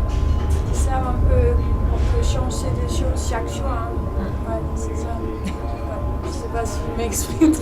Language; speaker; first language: French; non-native, learner; Danish